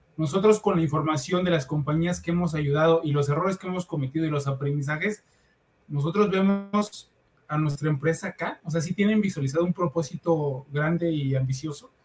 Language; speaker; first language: Spanish; native; Spanish